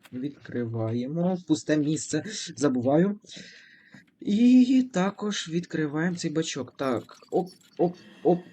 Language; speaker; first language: Ukrainian; non-native, local second language; Russian